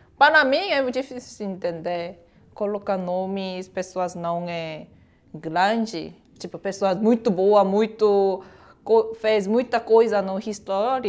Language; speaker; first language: Portuguese; non-native, learner; Korean